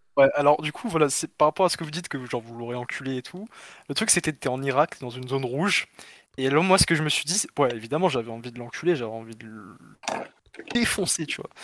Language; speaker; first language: French; native; French